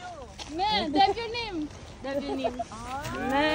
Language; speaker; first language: Korean; non-native, learner; Filipino